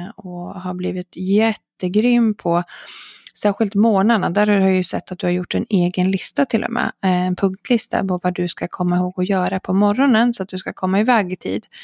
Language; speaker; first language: Swedish; native; Swedish